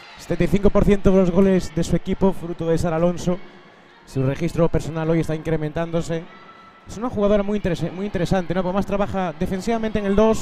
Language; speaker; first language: Spanish; native; Spanish